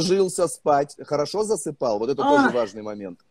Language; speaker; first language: Russian; native; Russian